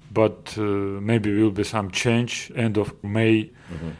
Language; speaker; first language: English; non-native, learner; Georgian